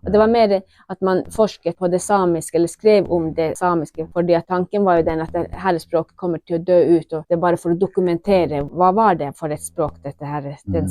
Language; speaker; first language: Norwegian; non-native, local second language; Northern Sami